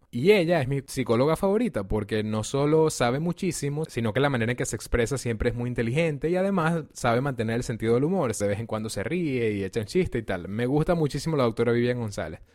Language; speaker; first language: Spanish; native; Spanish